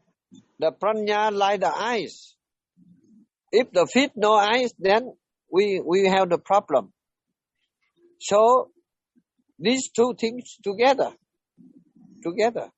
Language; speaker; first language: English; non-native, learner; Vietnamese